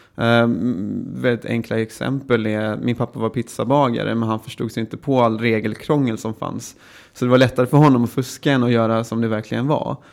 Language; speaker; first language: Swedish; native; Swedish